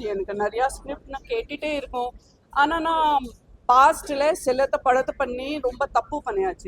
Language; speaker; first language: Tamil; non-native, fluent; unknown